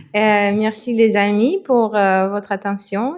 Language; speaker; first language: French; non-native, fluent; Russian